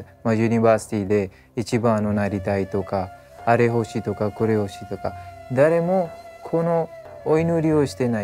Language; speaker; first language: Japanese; non-native, learner; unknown